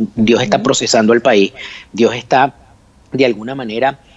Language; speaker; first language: Spanish; native; Spanish